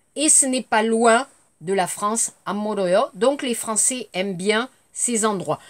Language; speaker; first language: French; native; French